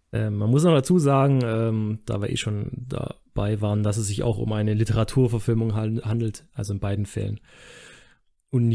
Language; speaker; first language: German; native; German